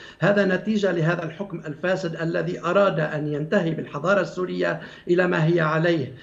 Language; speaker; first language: Arabic; native; Arabic